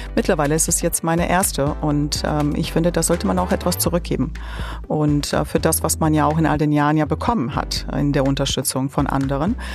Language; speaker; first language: German; non-native, fluent; Romanian